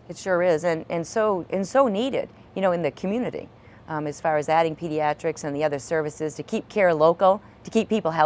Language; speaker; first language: English; native; English